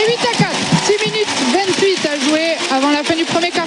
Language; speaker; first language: French; native; French